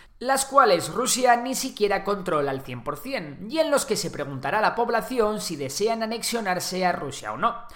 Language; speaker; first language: Spanish; native; Spanish